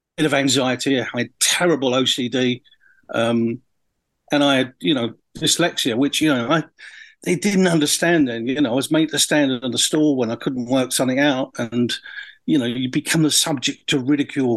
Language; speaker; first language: English; native; English